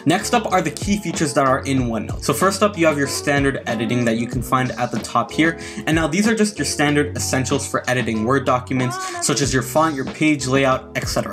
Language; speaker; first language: English; native; English